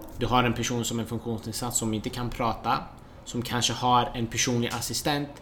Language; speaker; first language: Swedish; early bilingual, other home language; Persian